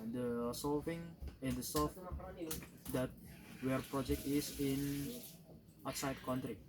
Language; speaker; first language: English; non-native, learner; Indonesian